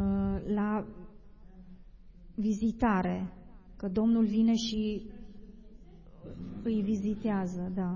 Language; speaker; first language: Romanian; non-native, learner; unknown